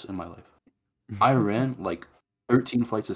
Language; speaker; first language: English; native; English